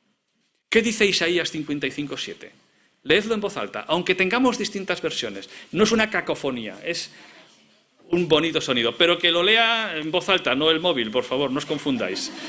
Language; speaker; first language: Spanish; native; Spanish